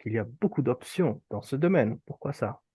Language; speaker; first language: French; non-native, fluent; Urdu